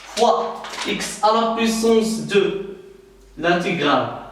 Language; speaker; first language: French; non-native, local second language; Arabic